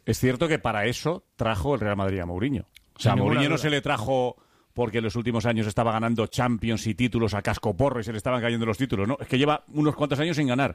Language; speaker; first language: Spanish; native; Spanish